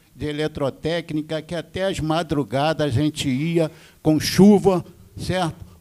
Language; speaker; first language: Portuguese; native; Portuguese